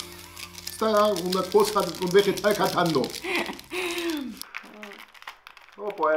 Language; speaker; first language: Spanish; non-native, learner; German